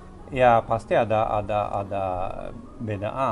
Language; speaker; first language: Indonesian; non-native, fluent; Swedish